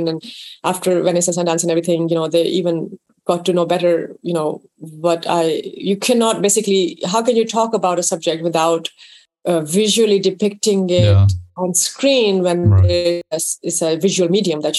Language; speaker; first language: English; non-native, local second language; Urdu